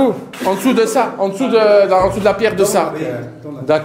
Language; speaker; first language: French; early bilingual, other home language; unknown